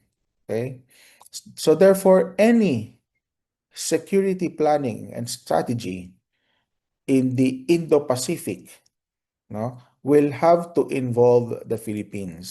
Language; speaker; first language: English; non-native, local second language; Filipino